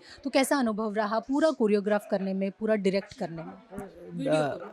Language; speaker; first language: Hindi; native; Hindi